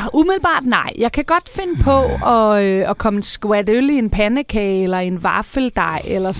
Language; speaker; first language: Danish; native; Danish